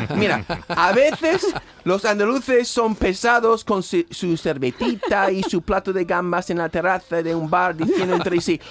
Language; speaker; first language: Spanish; non-native, fluent; English